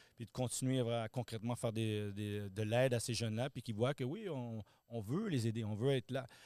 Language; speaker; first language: French; native; French